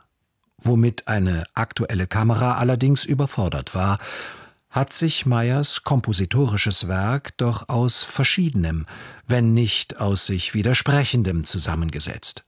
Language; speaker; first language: German; native; German